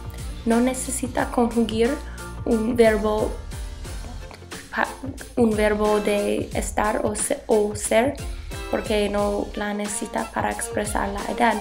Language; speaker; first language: Spanish; non-native, learner; English